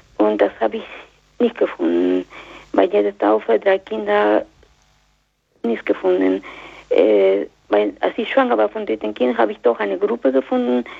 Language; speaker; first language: German; non-native, fluent; Spanish